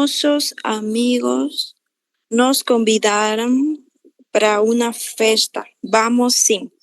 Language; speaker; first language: Portuguese; non-native, learner; Spanish